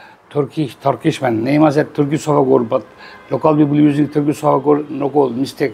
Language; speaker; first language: English; non-native, learner; Turkish